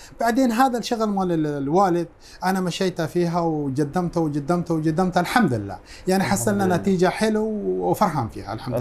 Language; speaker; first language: Arabic; non-native, fluent; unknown